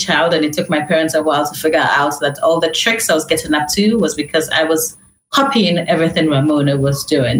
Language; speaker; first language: English; non-native, local second language; Akan